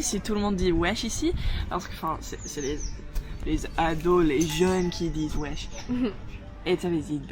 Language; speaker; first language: French; non-native, learner; English